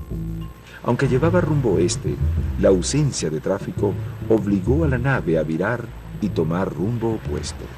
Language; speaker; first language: Spanish; native; Spanish